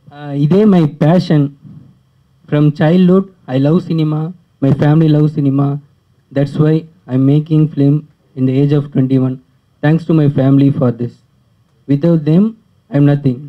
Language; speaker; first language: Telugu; early bilingual, heritage; Telugu